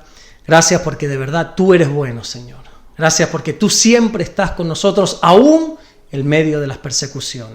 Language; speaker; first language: Spanish; native; Spanish